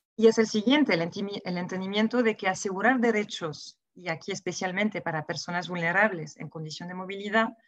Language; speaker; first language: Spanish; non-native, fluent; French